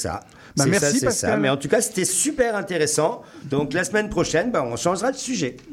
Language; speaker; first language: French; native; French